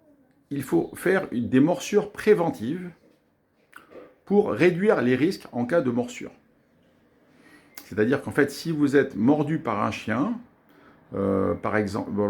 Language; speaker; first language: French; native; French